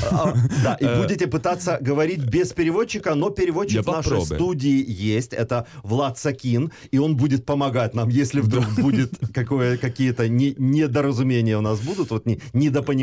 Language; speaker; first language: Russian; native; Russian